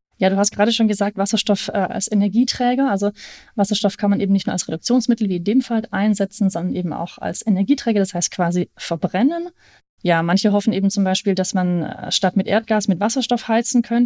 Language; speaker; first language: German; native; German